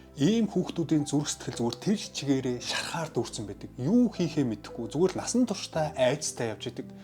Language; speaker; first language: Mongolian; early bilingual, heritage; Mongolian